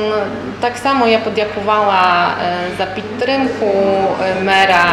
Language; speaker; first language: Ukrainian; non-native, fluent; Polish